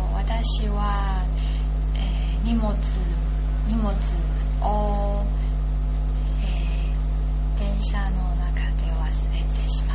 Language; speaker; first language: Japanese; non-native, learner; Chinese